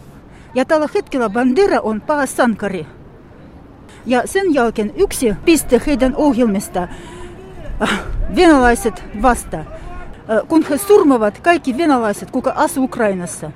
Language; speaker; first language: Finnish; non-native, learner; Russian